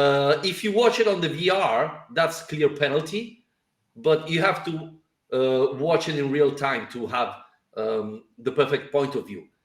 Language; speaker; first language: English; non-native, fluent; Italian